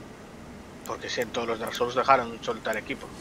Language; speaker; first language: Spanish; native; Spanish